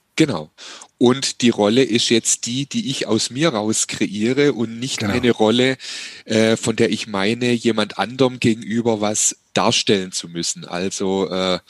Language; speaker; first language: German; native; German